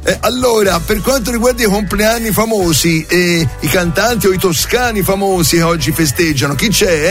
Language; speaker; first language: Italian; native; Italian